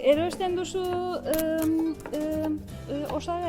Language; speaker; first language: Basque; non-native, learner; Turkish